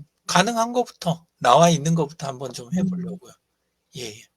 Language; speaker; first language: Korean; native; Korean